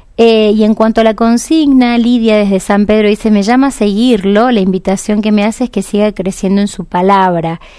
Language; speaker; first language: Spanish; native; Spanish